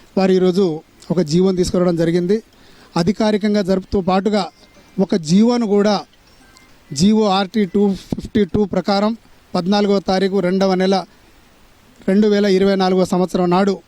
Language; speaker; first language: Telugu; non-native, local second language; Lambadi